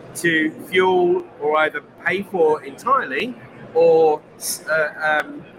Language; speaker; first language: English; native; English